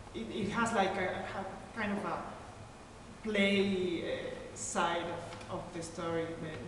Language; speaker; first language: English; non-native, fluent; Spanish